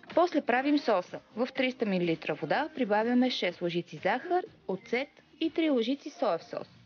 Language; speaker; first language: Bulgarian; non-native, fluent; Korean